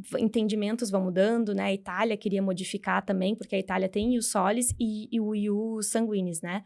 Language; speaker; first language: Portuguese; native; Portuguese